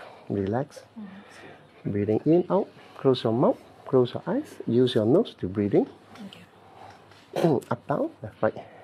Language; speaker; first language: English; non-native, local second language; Cantonese